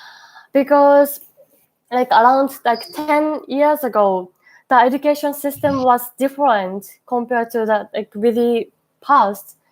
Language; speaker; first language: English; non-native, learner; Japanese